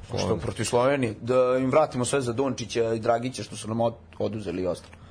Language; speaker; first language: Serbian; non-native, local second language; Rusyn